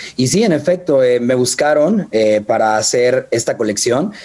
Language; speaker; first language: Spanish; native; Spanish